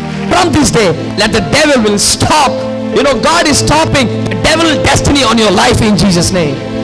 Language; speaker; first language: English; non-native, local second language; Telugu